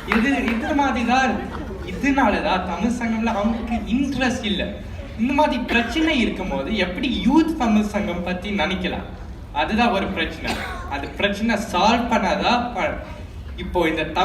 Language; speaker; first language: Tamil; early bilingual, heritage; Tamil